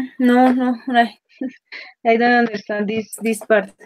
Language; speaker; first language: English; non-native, learner; Spanish